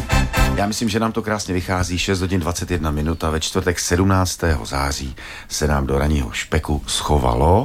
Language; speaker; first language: Czech; native; Czech